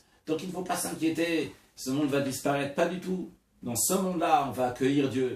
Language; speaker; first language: French; native; French